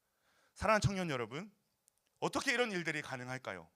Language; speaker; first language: Korean; native; Korean